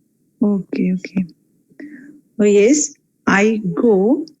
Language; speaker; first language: English; non-native, learner; Hindi